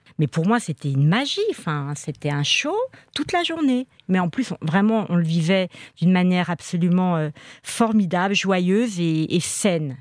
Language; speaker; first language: French; native; French